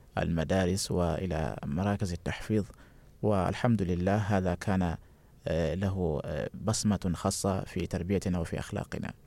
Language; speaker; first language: Arabic; non-native, fluent; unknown